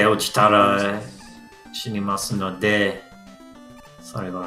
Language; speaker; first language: Japanese; non-native, learner; English